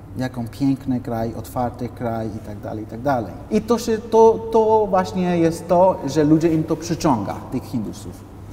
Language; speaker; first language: Polish; non-native, fluent; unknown